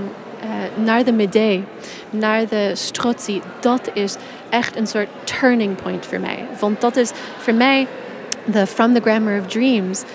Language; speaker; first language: Dutch; non-native, fluent; English